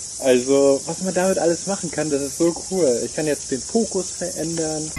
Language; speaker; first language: German; native; German